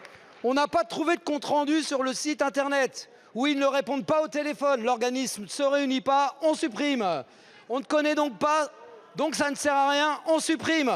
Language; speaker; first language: French; native; French